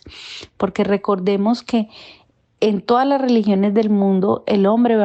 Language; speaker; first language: Spanish; native; Spanish